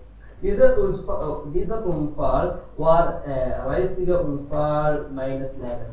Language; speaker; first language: German; non-native, learner; Kannada